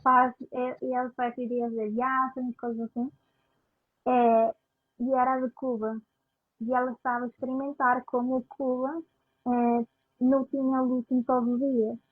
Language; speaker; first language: Portuguese; non-native, fluent; Spanish